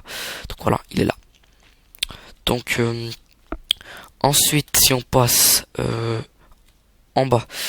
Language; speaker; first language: French; native; French